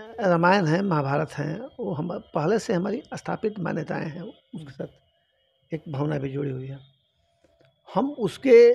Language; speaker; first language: Hindi; native; Hindi